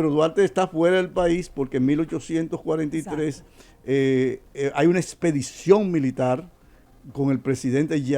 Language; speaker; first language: Spanish; native; Spanish